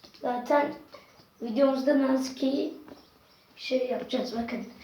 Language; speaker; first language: Turkish; native; Turkish